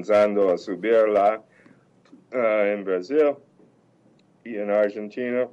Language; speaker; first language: Portuguese; non-native, fluent; English